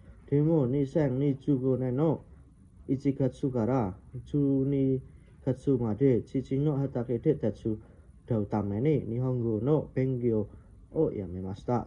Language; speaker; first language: Japanese; non-native, learner; Indonesian